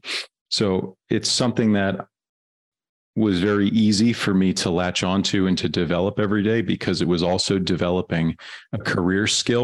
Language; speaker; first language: English; native; English